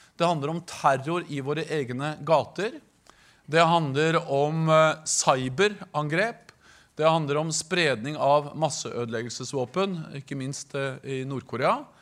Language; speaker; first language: Norwegian; native; Norwegian